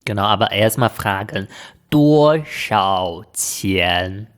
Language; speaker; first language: German; non-native, fluent; Chinese